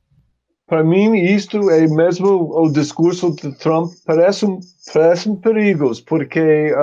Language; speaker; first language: Portuguese; non-native, fluent; English